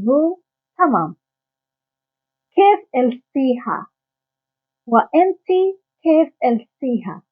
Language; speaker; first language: Arabic; non-native, learner; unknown